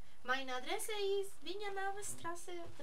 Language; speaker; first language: German; non-native, learner; Spanish